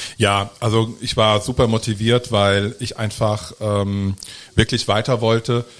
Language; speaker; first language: German; early bilingual, other home language; Italian